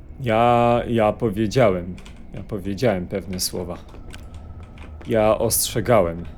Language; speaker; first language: Polish; native; Polish